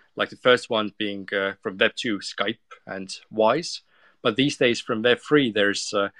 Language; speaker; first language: English; non-native, fluent; Estonian